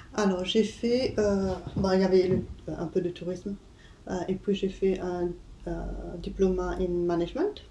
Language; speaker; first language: French; non-native, fluent; English